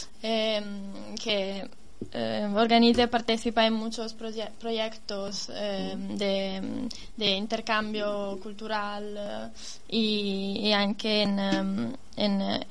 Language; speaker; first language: Spanish; non-native, learner; Italian